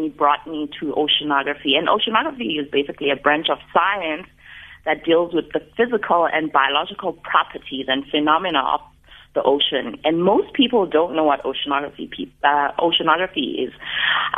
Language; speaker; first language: English; non-native, local second language; Xhosa